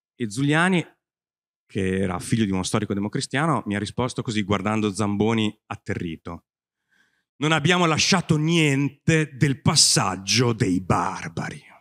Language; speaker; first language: Italian; native; Italian